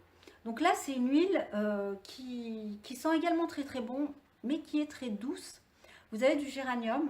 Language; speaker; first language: French; native; French